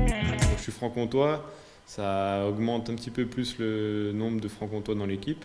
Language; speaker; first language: French; native; French